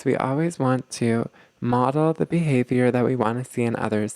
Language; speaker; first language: English; native; English